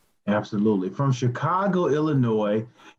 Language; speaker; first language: English; native; English